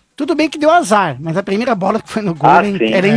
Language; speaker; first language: Portuguese; native; Portuguese